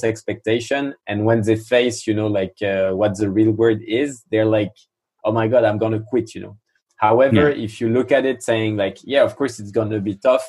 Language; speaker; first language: English; non-native, fluent; French